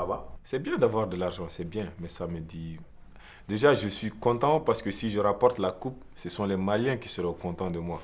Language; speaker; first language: French; non-native, local second language; Bambara